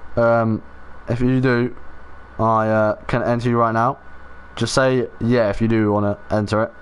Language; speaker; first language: English; native; English